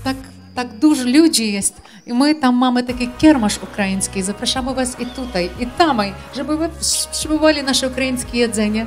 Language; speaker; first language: Polish; non-native, learner; Ukrainian